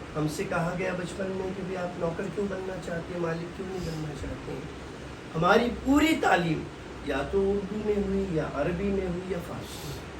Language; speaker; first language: Urdu; native; Urdu